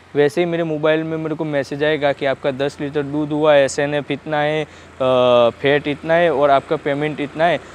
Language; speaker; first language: Hindi; non-native, local second language; Gujarati